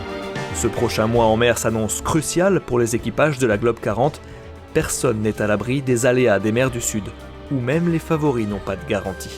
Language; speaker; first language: French; native; French